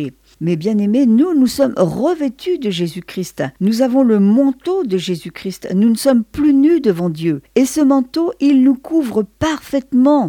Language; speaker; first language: French; native; French